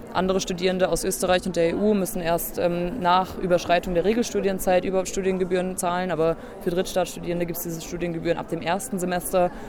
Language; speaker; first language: German; native; German